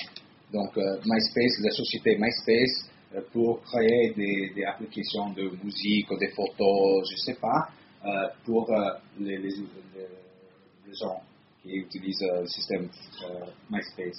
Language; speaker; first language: French; non-native, fluent; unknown